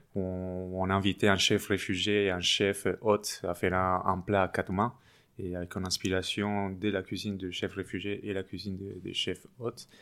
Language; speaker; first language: French; non-native, fluent; Spanish